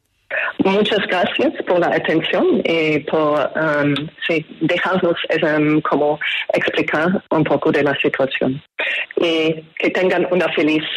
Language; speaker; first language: Spanish; non-native, fluent; German